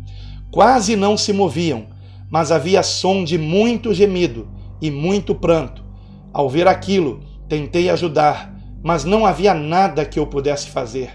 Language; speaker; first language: Portuguese; native; Portuguese